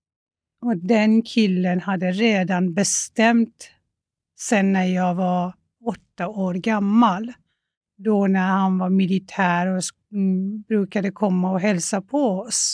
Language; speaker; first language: Swedish; non-native, fluent; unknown